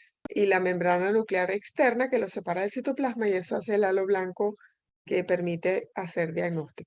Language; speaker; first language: Spanish; native; Spanish